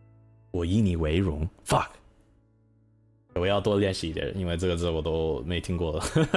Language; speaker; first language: Chinese; non-native, learner; English